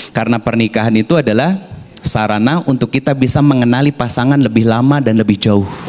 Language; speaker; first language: Indonesian; native; Indonesian